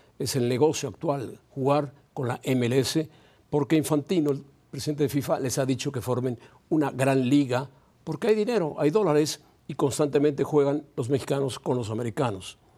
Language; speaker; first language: Spanish; native; Spanish